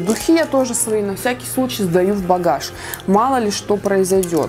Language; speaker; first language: Russian; native; Russian